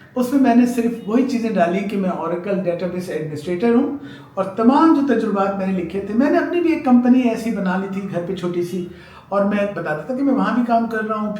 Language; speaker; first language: Urdu; native; Urdu